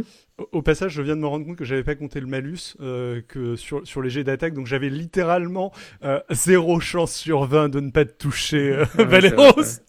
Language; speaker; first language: French; native; French